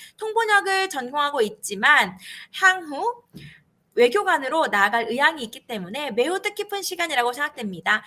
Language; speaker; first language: Korean; native; Korean